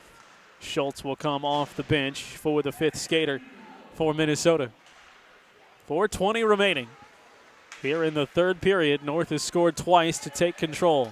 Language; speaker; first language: English; native; English